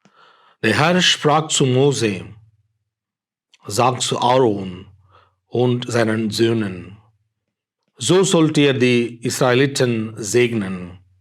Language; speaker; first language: German; non-native, fluent; Tamil